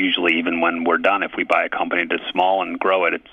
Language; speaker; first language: English; native; English